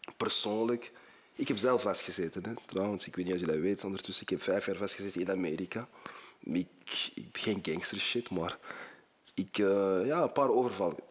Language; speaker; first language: Dutch; early bilingual, other home language; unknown